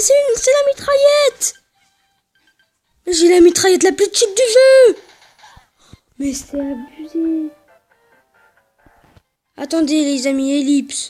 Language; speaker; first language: French; native; French